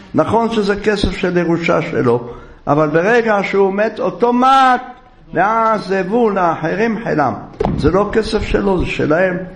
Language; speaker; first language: Hebrew; native; Hebrew